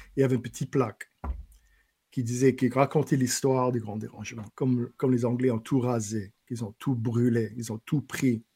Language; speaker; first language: French; non-native, local second language; English